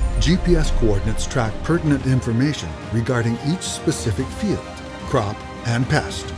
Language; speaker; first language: English; native; English